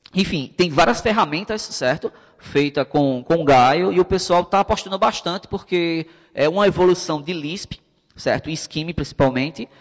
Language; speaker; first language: Portuguese; native; Portuguese